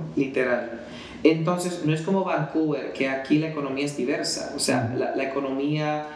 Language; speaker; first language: Spanish; early bilingual, heritage; Spanish